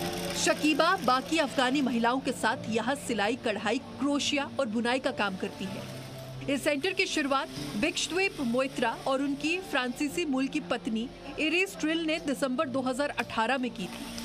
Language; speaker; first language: Hindi; native; Hindi